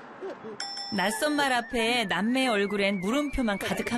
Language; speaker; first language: Korean; native; Korean